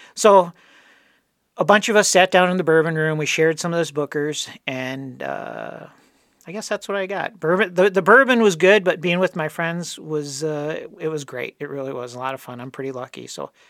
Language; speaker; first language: English; native; English